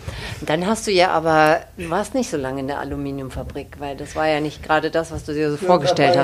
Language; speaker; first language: German; native; German